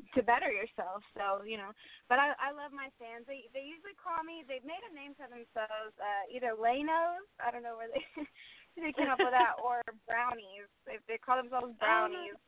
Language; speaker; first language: English; native; English